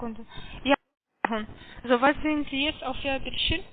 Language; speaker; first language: German; non-native, learner; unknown